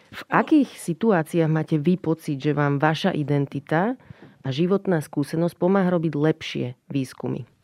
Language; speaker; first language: Slovak; native; Slovak